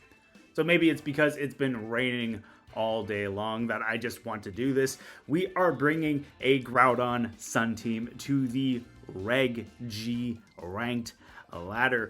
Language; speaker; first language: English; native; English